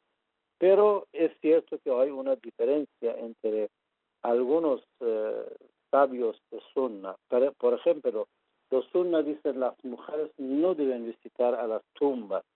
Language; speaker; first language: Spanish; non-native, fluent; Persian